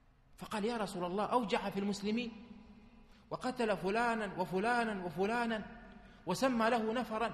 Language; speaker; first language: Arabic; native; Arabic